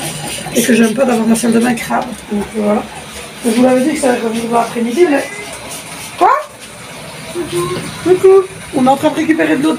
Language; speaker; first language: French; native; French